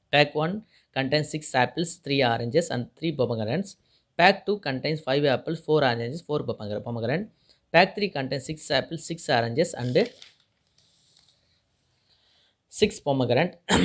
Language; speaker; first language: English; non-native, local second language; Tamil